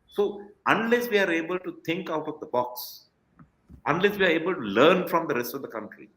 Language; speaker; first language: English; non-native, local second language; Tamil